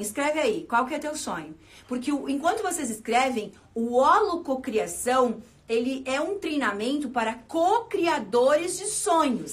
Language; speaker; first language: Portuguese; native; Portuguese